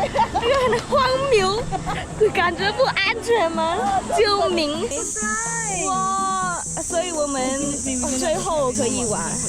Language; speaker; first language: Chinese; early bilingual, heritage; English